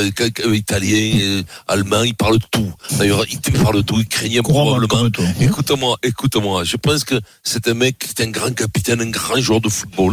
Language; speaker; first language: French; native; French